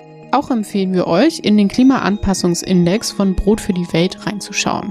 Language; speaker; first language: German; native; German